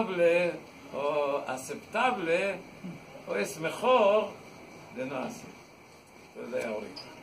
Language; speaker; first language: Spanish; non-native, learner; Hebrew